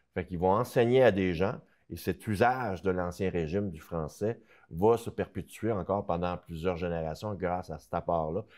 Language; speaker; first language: French; native; French